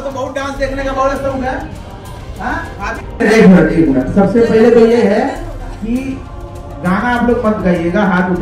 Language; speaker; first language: Hindi; native; Hindi